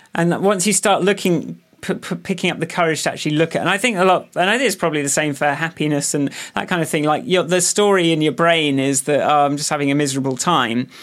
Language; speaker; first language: English; native; English